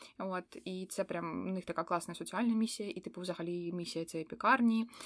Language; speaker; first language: Ukrainian; non-native, local second language; Russian